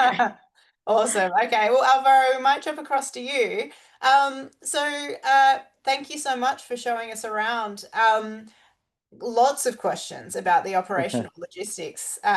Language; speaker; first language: English; native; English